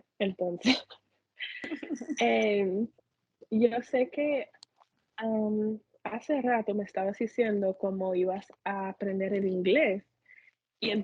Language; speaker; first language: Spanish; non-native, fluent; English